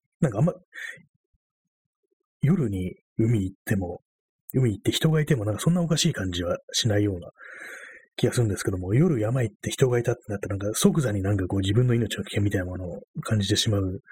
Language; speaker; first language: Japanese; native; Japanese